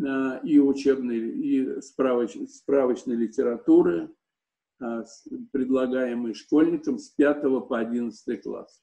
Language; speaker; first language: Russian; native; Russian